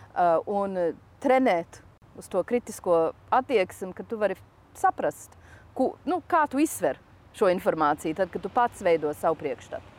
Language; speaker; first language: Latvian; early bilingual, heritage; Latvian